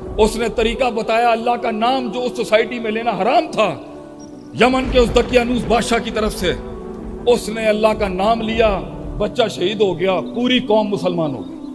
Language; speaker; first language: Urdu; native; Urdu